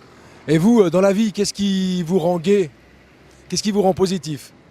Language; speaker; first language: French; native; French